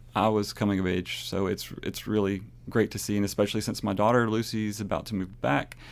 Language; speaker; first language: English; native; English